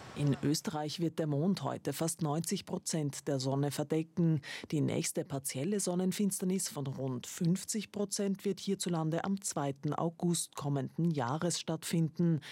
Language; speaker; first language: German; native; German